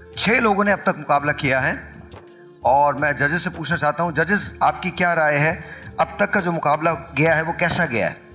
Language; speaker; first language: Urdu; native; Urdu